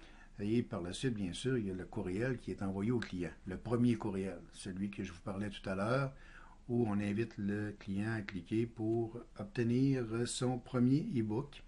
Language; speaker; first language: French; native; French